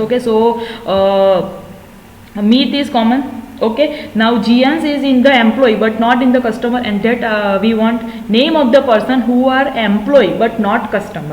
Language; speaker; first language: English; non-native, local second language; Gujarati